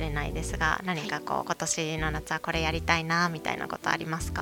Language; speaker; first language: Japanese; native; Japanese